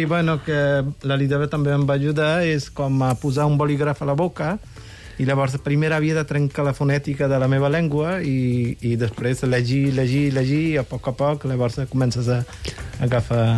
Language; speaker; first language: Catalan; non-native, fluent; Punjabi